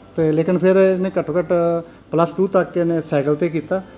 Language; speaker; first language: Hindi; non-native, local second language; Punjabi